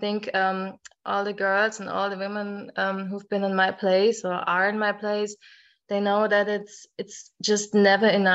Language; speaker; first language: English; non-native, fluent; German